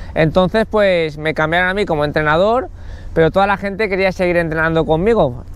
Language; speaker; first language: Spanish; native; Spanish